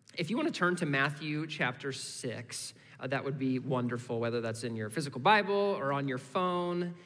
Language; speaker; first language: English; native; English